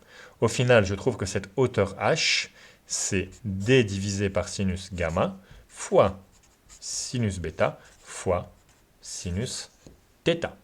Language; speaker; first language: French; native; French